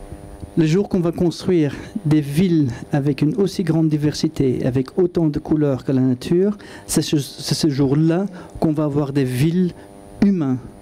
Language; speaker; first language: French; non-native, local second language; Dutch